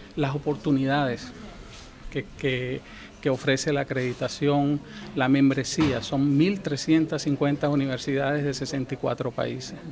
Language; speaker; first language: Spanish; native; Spanish